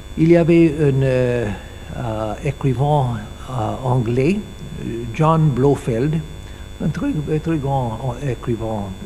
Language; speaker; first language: French; non-native, learner; English